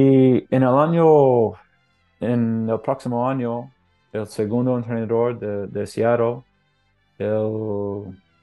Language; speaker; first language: Spanish; non-native, learner; English